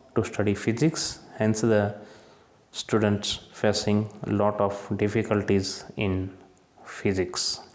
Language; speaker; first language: English; non-native, local second language; Kannada